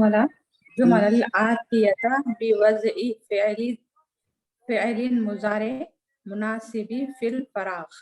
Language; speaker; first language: Arabic; non-native, learner; Urdu